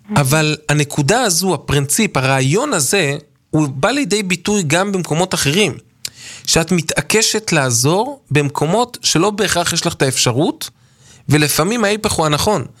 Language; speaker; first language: Hebrew; native; Hebrew